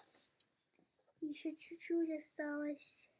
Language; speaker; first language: Russian; early bilingual, heritage; Russian